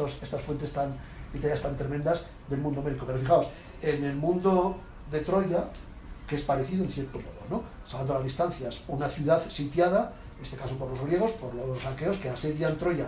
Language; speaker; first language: Spanish; native; Spanish